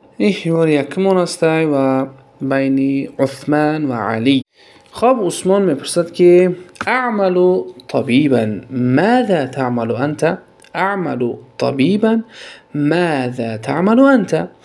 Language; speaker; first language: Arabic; non-native, fluent; Tajik